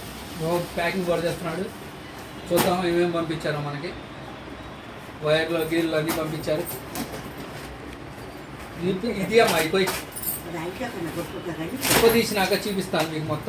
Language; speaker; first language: Telugu; native; Telugu